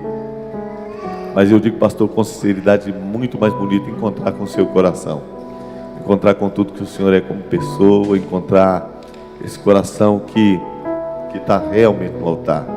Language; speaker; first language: Portuguese; native; Portuguese